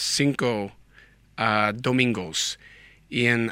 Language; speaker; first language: Spanish; non-native, learner; English